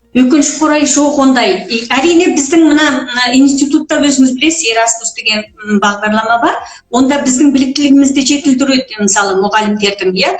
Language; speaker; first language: Kazakh; native; Kazakh